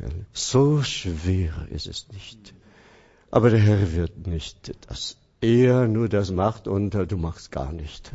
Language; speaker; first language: German; non-native, fluent; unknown